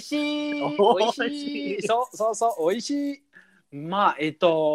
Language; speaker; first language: Japanese; non-native, learner; English